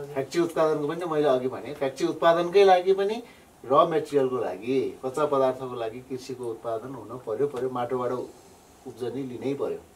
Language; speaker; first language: Nepali; native; Nepali